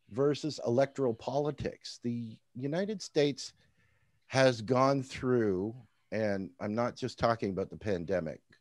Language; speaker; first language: English; native; English